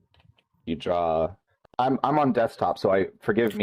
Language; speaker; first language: English; native; English